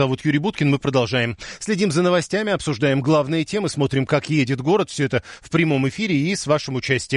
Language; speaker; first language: Russian; native; Russian